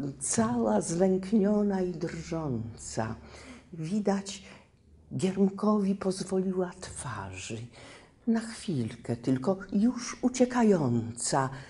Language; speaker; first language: Polish; native; Polish